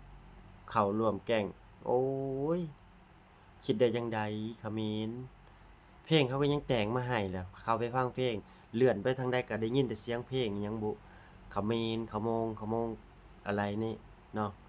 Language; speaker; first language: Thai; non-native, local second language; Lao